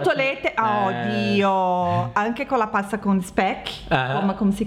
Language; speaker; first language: Italian; non-native, learner; Portuguese